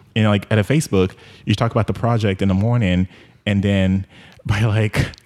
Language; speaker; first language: English; non-native, local second language; Yoruba